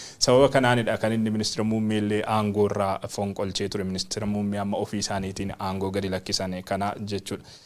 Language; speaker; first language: Oromo; native; Oromo